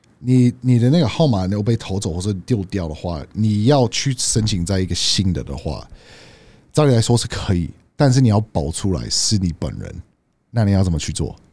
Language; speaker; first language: Chinese; non-native, fluent; English